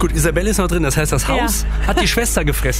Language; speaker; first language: German; native; German